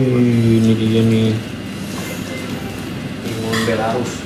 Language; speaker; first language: Indonesian; native; Indonesian